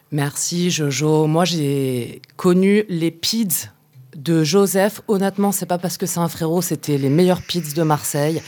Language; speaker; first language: French; native; French